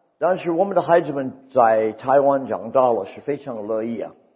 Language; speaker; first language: Chinese; non-native, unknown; English